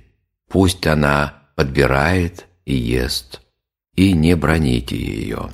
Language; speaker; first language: Russian; native; Russian